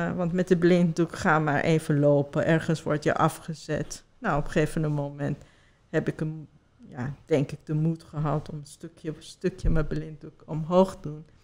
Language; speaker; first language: Dutch; non-native, fluent; Persian